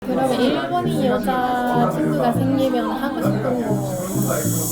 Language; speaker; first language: Korean; non-native, learner; Japanese